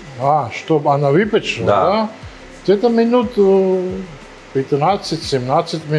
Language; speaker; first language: Russian; non-native, learner; Armenian